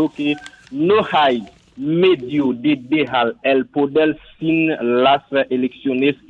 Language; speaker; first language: Spanish; non-native, learner; Haitian Creole